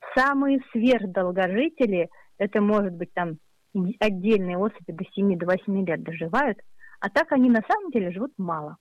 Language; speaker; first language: Russian; native; Russian